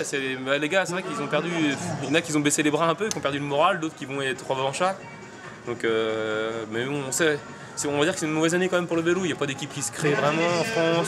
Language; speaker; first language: French; native; French